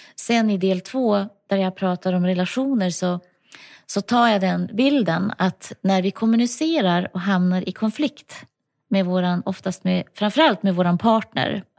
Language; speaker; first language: Swedish; native; Swedish